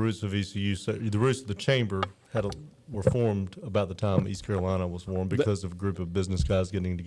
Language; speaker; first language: English; native; English